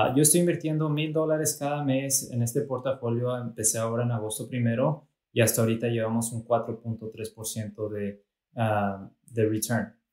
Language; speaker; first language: Spanish; early bilingual, heritage; Spanish